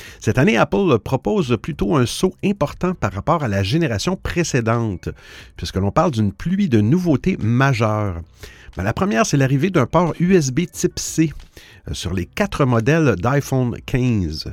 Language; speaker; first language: French; native; French